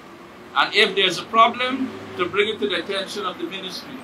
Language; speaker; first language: English; native; English